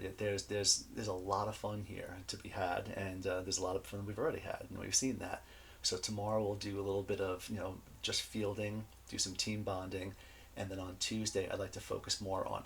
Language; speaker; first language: English; native; English